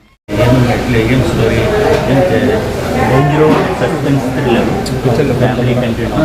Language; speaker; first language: Kannada; non-native, fluent; Telugu